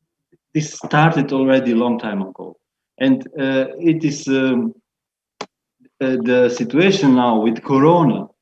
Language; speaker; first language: English; non-native, fluent; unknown